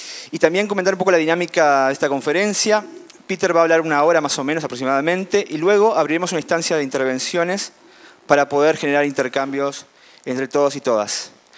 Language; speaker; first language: Spanish; native; Spanish